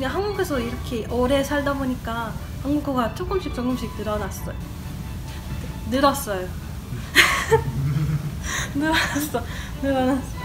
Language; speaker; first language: Korean; non-native, fluent; Hebrew